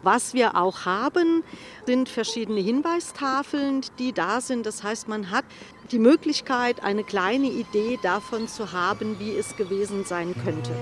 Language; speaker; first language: German; native; German